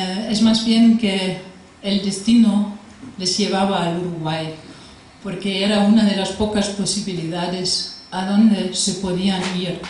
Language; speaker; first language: Spanish; non-native, fluent; German